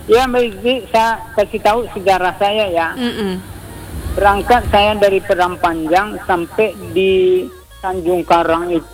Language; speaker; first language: Indonesian; native; Indonesian